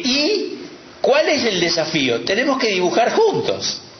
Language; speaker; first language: Spanish; native; Spanish